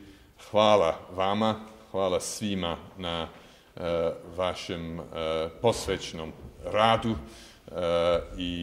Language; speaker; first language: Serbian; non-native, fluent; English